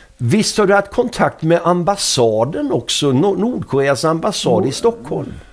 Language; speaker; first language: Swedish; native; Swedish